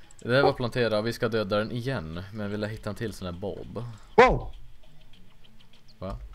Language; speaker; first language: Swedish; native; Swedish